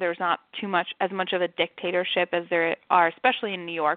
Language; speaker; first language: English; native; English